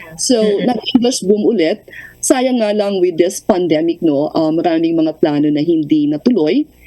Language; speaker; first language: Filipino; non-native, local second language; Iloko